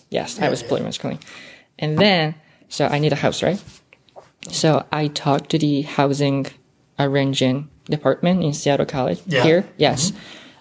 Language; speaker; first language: English; non-native, fluent; Japanese